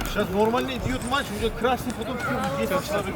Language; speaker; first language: Russian; non-native, learner; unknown